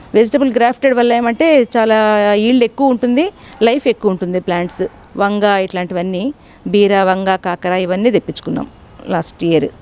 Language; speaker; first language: Telugu; native; Telugu